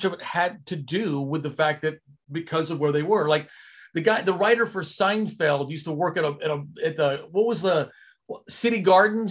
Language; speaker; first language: English; native; English